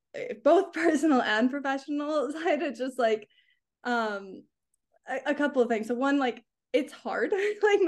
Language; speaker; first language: English; native; English